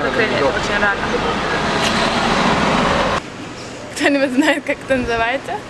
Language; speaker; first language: Russian; early bilingual, heritage; Russian